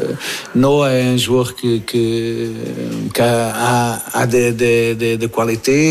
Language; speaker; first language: French; non-native, fluent; Portuguese